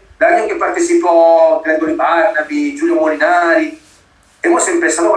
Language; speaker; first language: Spanish; non-native, learner; Italian